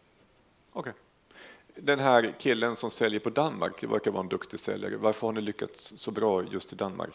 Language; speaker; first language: Swedish; native; Swedish